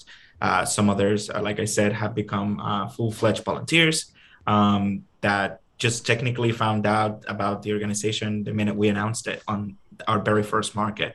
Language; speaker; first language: English; non-native, fluent; Spanish